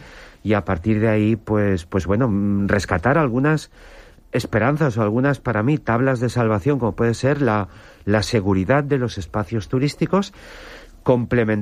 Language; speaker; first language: Spanish; native; Spanish